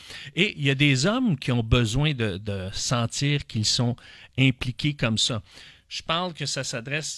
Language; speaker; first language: French; native; French